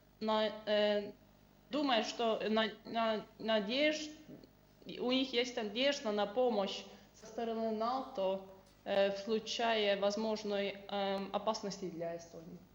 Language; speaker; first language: Russian; non-native, learner; Estonian